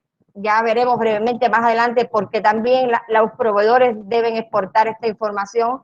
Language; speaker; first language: Spanish; native; Spanish